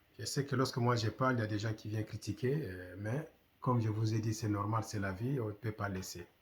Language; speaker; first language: French; non-native, local second language; Lingala